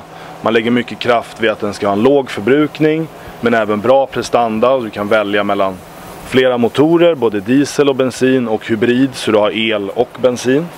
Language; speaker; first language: Swedish; native; Swedish